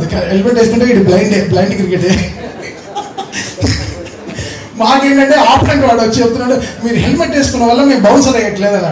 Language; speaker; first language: Telugu; native; Telugu